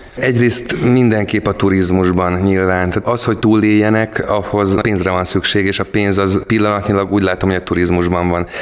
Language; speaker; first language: Hungarian; native; Hungarian